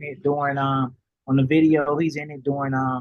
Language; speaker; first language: English; native; English